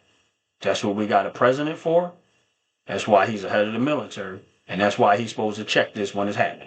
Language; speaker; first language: English; native; English